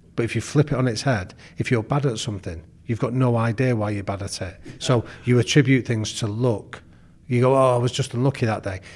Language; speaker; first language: English; native; English